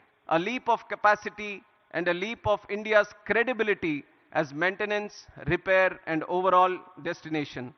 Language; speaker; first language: English; non-native, local second language; Telugu